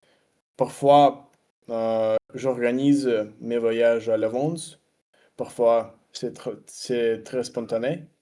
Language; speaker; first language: French; non-native, learner; Russian